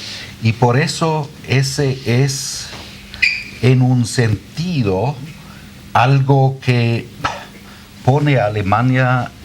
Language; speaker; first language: Spanish; non-native, fluent; German